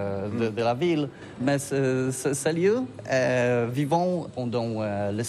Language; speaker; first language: French; non-native, fluent; Polish